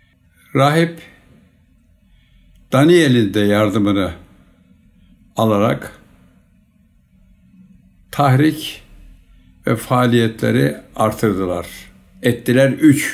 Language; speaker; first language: Turkish; native; Turkish